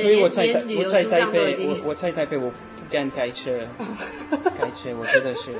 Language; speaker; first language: Chinese; non-native, learner; French